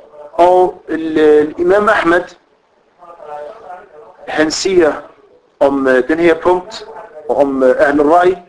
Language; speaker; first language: Danish; non-native, fluent; Arabic